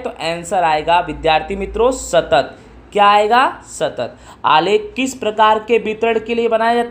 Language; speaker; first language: Hindi; non-native, local second language; Gujarati